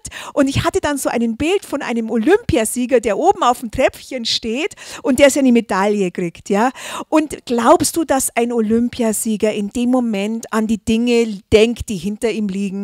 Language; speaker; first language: German; native; German